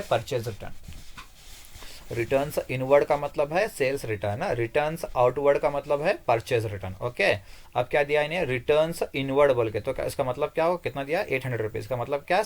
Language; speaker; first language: Hindi; non-native, local second language; Kannada